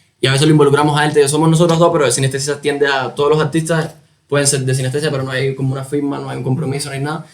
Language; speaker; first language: Spanish; native; Spanish